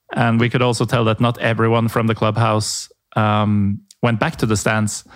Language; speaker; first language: English; non-native, fluent; Norwegian